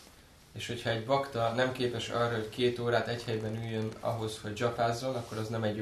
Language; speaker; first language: Hungarian; native; Hungarian